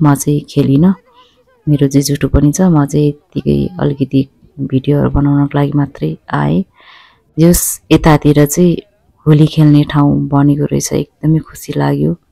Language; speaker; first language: Nepali; non-native, local second language; Eastern Tamang